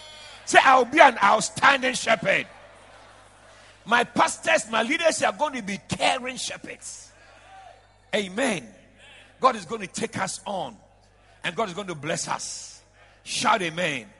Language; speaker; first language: English; non-native, local second language; Akan